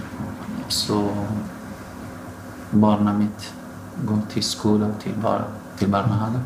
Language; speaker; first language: Norwegian; non-native, learner; Kurdish